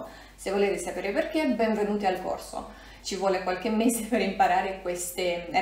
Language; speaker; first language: Italian; non-native, fluent; Russian